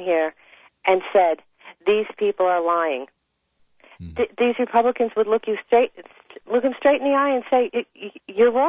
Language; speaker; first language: English; native; English